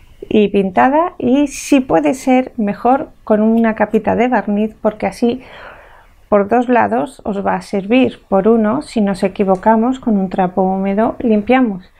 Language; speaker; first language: Spanish; native; Spanish